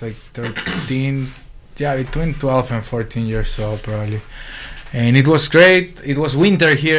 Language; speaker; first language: English; non-native, fluent; Spanish